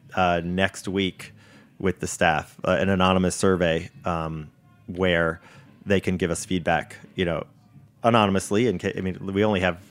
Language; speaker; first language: English; native; English